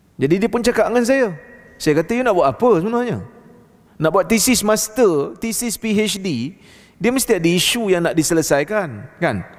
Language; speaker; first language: Malay; native; Malay